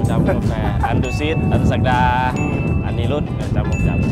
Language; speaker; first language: Vietnamese; non-native, learner; Thai